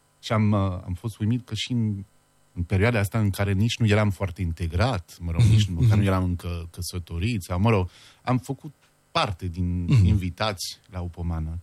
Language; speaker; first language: Romanian; non-native, fluent; French